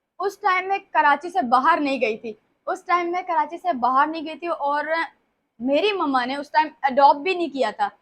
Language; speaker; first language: Urdu; native; Urdu